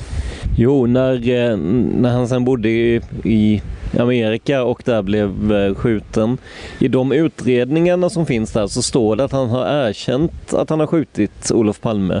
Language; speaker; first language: Swedish; native; Swedish